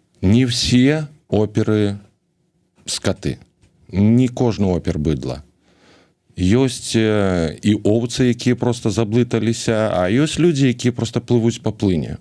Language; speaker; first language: Belarusian; native; Belarusian